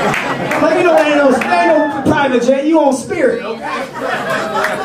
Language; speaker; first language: English; native; English